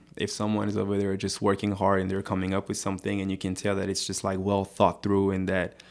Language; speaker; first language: English; non-native, fluent; French